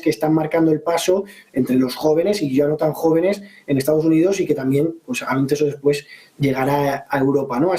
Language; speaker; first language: Spanish; native; Spanish